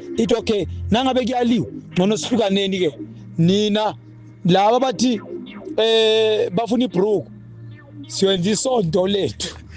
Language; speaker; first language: Zulu; native; Zulu